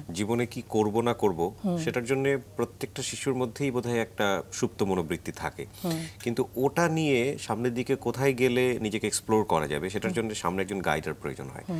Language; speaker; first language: Bangla; native; Bangla